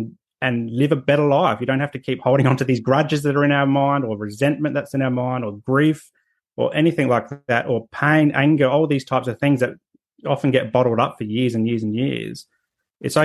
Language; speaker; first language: English; native; English